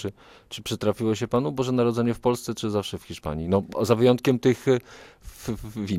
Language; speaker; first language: Polish; native; Polish